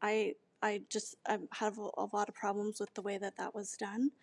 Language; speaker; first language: English; native; English